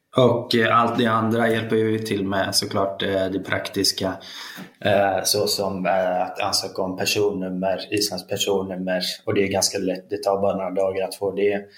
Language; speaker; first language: Swedish; early bilingual, other home language; Icelandic